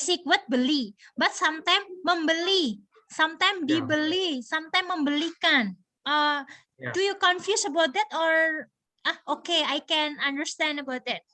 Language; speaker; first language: English; non-native, learner; Indonesian